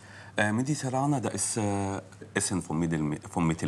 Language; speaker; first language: German; non-native, learner; Arabic